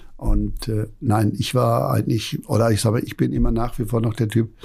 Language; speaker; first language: German; native; German